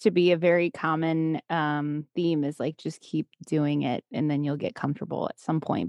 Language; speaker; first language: English; native; English